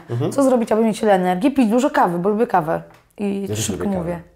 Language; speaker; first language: Polish; native; Polish